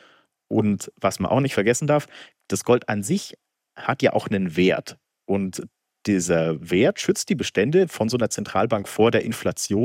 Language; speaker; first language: German; native; German